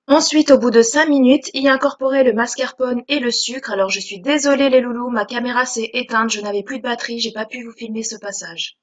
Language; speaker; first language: French; early bilingual, other home language; Portuguese